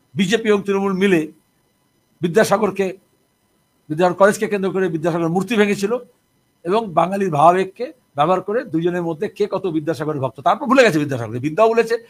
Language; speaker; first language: Bangla; native; Bangla